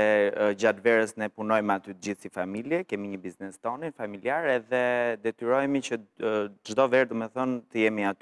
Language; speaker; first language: Albanian; native; Albanian